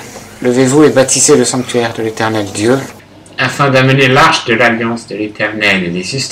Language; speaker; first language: French; native; French